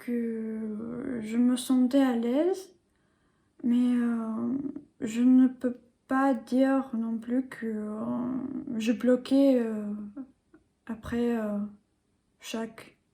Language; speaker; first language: French; non-native, learner; English